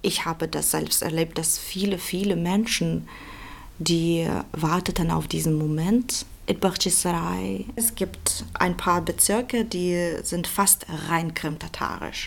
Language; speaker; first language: German; non-native, fluent; Russian